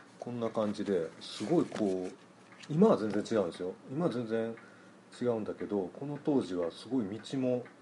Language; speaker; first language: Japanese; native; Japanese